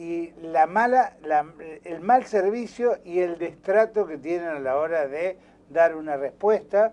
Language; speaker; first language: Spanish; native; Spanish